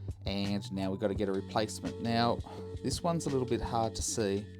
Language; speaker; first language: English; native; English